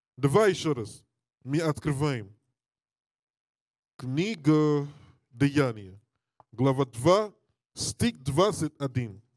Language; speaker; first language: Russian; non-native, learner; English